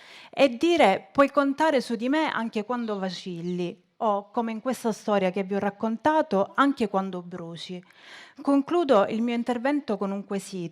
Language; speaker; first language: Italian; native; Italian